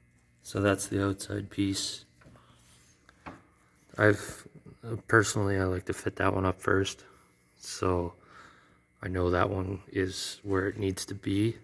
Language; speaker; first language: English; native; English